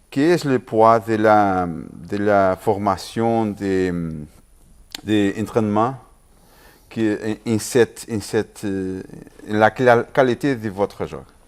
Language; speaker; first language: French; non-native, learner; Portuguese